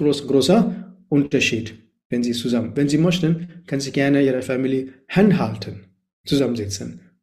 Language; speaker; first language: German; non-native, learner; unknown